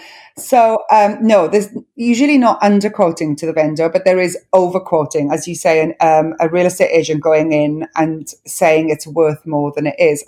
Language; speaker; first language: English; non-native, local second language; Welsh